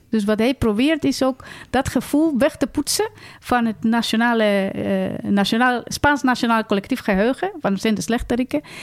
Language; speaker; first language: Dutch; non-native, fluent; Spanish